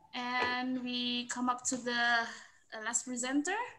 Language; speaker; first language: English; non-native, fluent; Indonesian